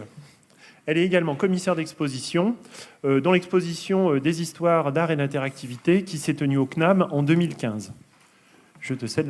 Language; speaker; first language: French; native; French